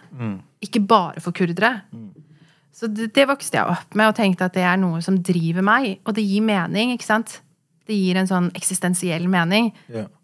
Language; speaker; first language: Norwegian; early bilingual, other home language; Kurdish